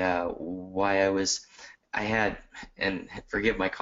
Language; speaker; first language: English; native; English